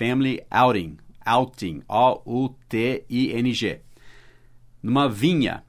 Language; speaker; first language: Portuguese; early bilingual, other home language; English